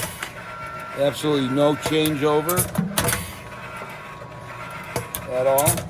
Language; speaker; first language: English; native; English